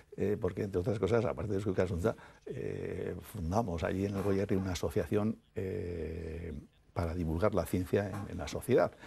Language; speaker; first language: Spanish; native; Spanish